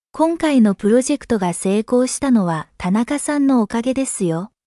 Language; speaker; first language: Japanese; native; Japanese